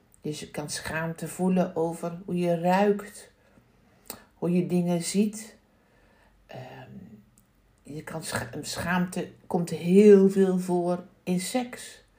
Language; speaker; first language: Dutch; native; Dutch